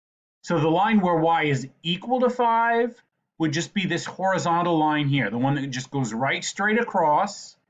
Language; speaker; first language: English; native; English